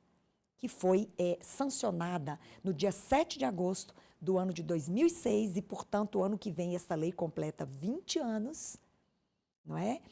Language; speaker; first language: Portuguese; native; Portuguese